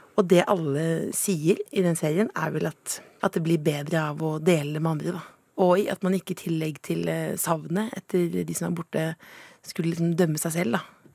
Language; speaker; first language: Norwegian; native; Norwegian